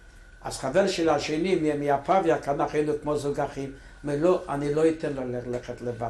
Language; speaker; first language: Hebrew; non-native, fluent; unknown